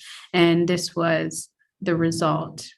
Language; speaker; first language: English; native; English